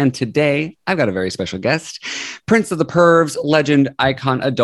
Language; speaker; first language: English; native; English